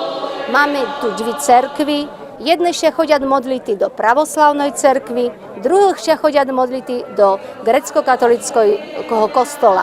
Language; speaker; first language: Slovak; non-native, local second language; Rusyn